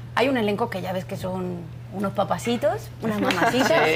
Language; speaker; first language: Spanish; native; Spanish